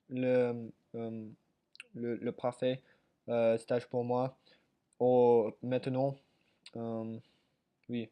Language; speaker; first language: French; non-native, learner; English